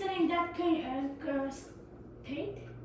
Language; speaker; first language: English; non-native, learner; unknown